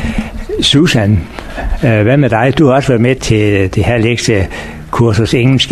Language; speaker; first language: Danish; native; Danish